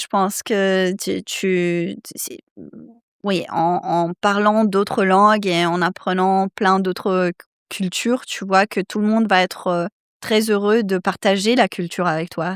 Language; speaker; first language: French; non-native, fluent; Serbian